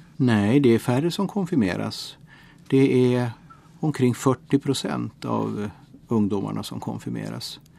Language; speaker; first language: Swedish; native; Swedish